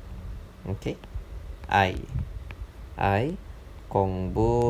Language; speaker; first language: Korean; non-native, fluent; Malay